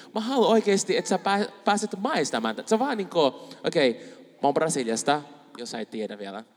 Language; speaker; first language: Finnish; non-native, fluent; Spanish